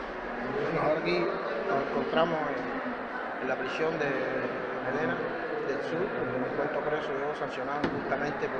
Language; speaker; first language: Spanish; native; Spanish